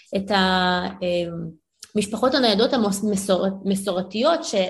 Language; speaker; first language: Hebrew; early bilingual, other home language; Ukrainian